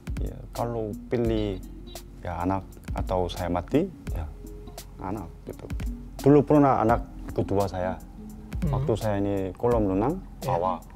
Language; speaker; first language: Indonesian; non-native, learner; Korean